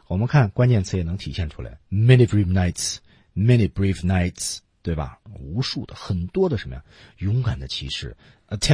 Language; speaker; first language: Chinese; native; Chinese